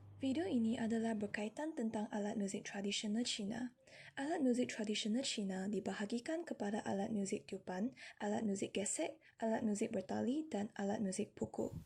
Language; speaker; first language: Malay; non-native, local second language; Chinese